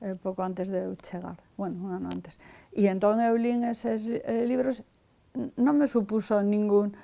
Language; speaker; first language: Galician; non-native, local second language; Spanish